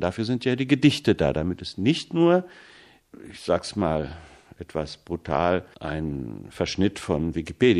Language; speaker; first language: German; early bilingual, heritage; German